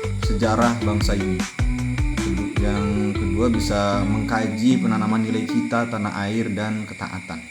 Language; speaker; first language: Indonesian; native; Indonesian